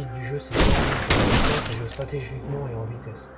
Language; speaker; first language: French; native; French